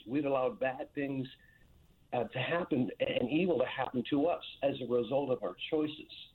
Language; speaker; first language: English; native; English